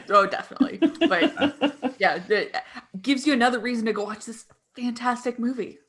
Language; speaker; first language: English; native; English